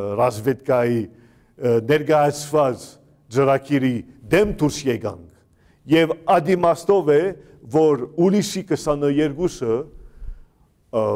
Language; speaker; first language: Armenian; native; Armenian